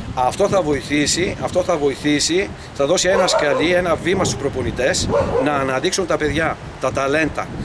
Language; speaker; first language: Greek; early bilingual, heritage; Greek